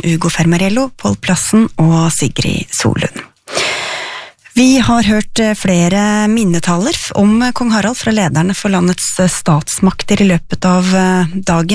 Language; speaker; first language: Norwegian; native; Norwegian